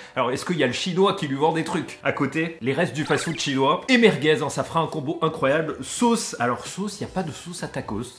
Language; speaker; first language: French; native; French